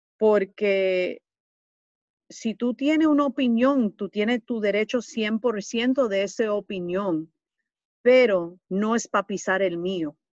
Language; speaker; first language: Spanish; early bilingual, heritage; Spanish